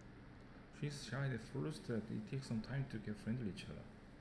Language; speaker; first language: English; non-native, fluent; Korean